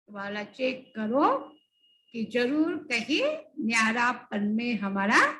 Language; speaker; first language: Hindi; non-native, local second language; Bangla